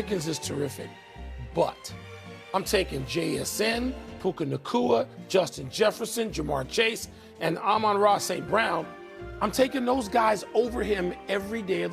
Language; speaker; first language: English; native; English